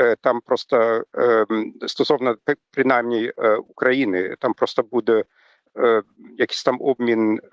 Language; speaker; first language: Ukrainian; non-native, fluent; German